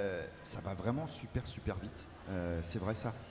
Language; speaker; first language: French; native; French